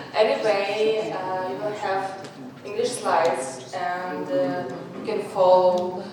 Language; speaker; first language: English; non-native, learner; Ukrainian